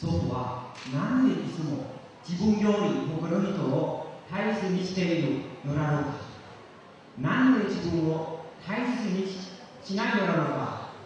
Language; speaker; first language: Japanese; non-native, learner; Lao